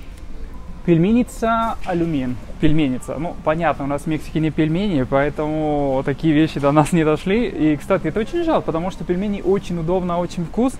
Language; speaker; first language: Russian; non-native, fluent; Spanish